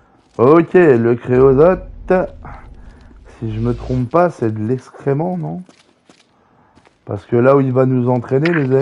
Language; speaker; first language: French; native; French